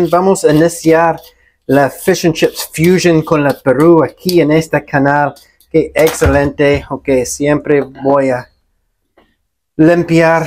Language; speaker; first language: Spanish; non-native, learner; English